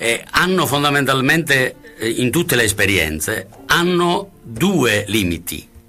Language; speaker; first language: Italian; native; Italian